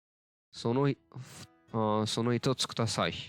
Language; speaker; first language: Japanese; non-native, learner; Turkish